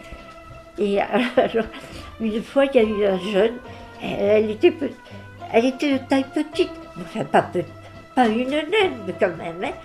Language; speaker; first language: French; native; French